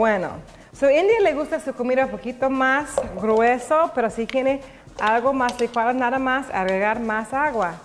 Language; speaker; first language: Spanish; non-native, learner; English